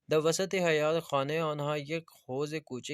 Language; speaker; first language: Persian; non-native, fluent; Urdu